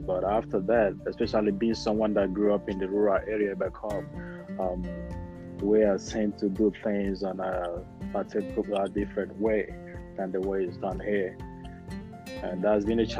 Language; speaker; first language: English; non-native, local second language; Igbo